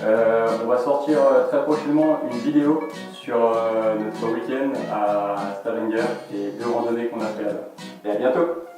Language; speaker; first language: French; native; French